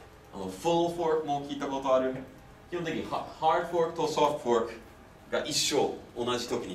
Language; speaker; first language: Japanese; non-native, fluent; English